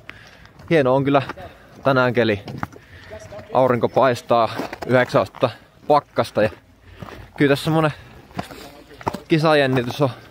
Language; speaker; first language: Finnish; native; Finnish